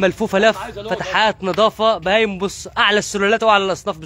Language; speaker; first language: Arabic; native; Arabic